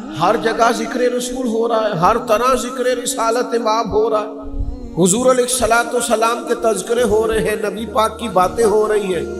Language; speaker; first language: Urdu; non-native, local second language; Punjabi